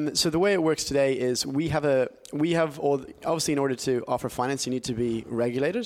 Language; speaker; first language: English; native; English